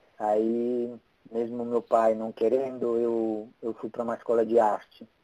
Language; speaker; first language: Portuguese; non-native, fluent; Italian